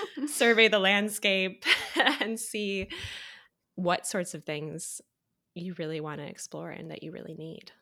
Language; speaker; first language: English; native; English